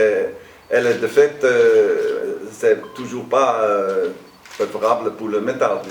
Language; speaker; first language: French; non-native, learner; Dutch